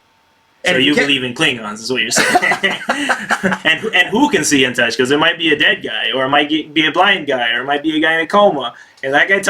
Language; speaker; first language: English; native; English